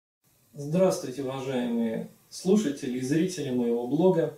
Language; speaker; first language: Russian; native; Russian